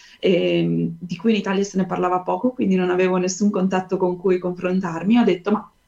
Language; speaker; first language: Italian; native; Italian